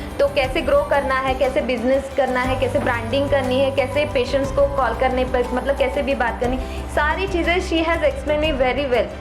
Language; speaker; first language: Hindi; non-native, local second language; Marathi